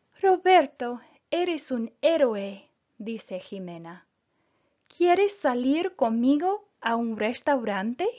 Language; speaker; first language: Spanish; non-native, fluent; English